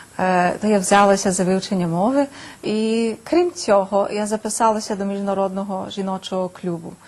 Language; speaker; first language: Ukrainian; early bilingual, heritage; Ukrainian